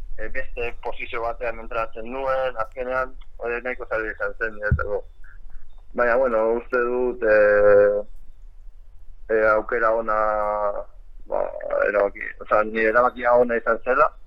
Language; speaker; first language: Basque; non-native, local second language; Spanish